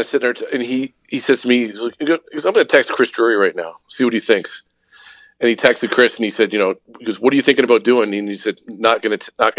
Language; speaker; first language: English; native; English